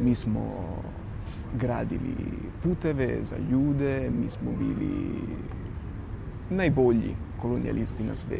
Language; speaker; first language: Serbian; non-native, fluent; Italian